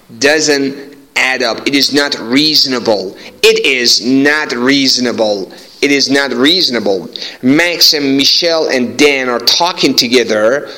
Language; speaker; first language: English; non-native, fluent; Persian